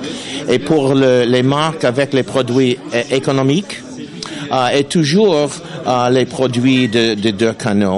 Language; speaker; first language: French; non-native, learner; English